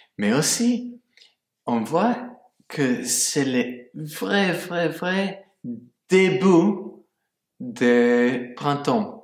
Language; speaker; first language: French; non-native, fluent; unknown